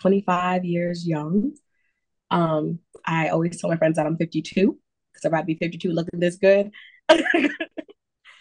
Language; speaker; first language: English; native; English